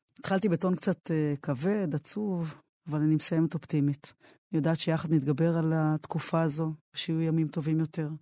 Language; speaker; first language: Hebrew; native; Hebrew